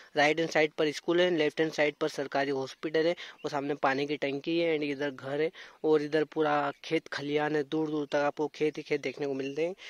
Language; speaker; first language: Hindi; native; Hindi